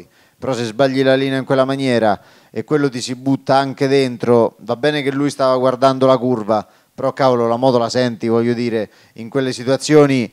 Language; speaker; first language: Italian; native; Italian